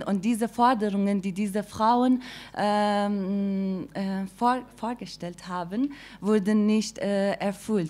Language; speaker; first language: German; non-native, fluent; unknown